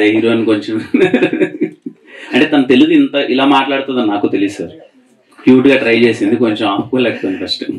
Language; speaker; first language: Telugu; native; Telugu